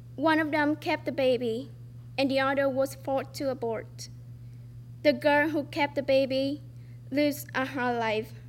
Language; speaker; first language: English; non-native, fluent; Vietnamese